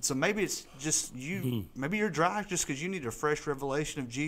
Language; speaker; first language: English; native; English